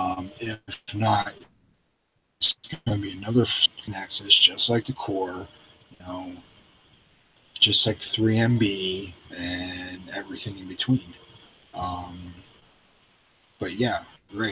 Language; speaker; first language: English; native; English